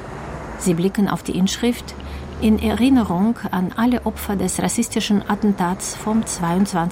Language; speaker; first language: German; native; German